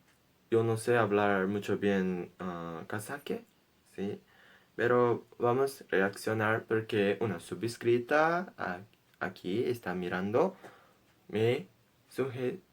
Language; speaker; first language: Spanish; non-native, learner; Portuguese